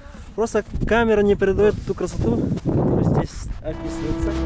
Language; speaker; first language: Russian; non-native, local second language; Yakut